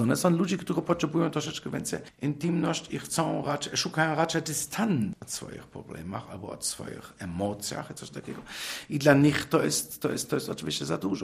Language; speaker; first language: Polish; non-native, fluent; German